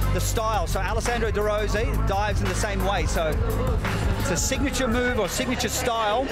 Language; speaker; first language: English; native; English